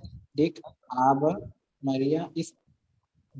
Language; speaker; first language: German; non-native, learner; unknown